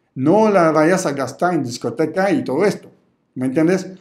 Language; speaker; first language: Spanish; non-native, fluent; French